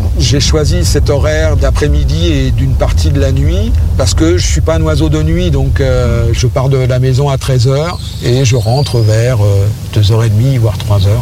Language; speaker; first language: French; native; French